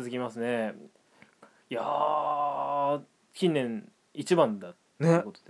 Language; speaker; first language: Japanese; native; Japanese